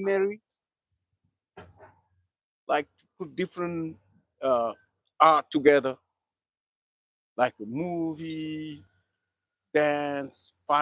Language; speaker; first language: English; non-native, learner; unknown